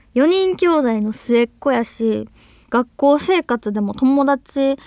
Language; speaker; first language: Japanese; native; Japanese